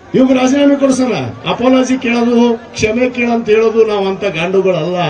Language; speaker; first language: Kannada; native; Kannada